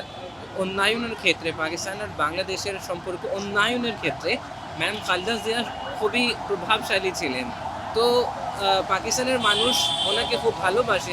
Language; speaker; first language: Bangla; non-native, fluent; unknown